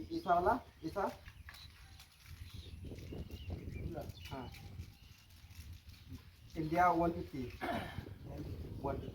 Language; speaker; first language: Hindi; non-native, learner; Malay